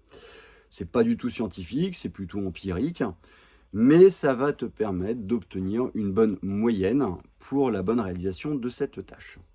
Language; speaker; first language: French; native; French